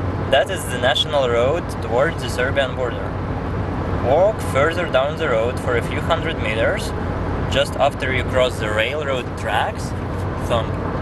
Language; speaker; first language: English; non-native, fluent; Ukrainian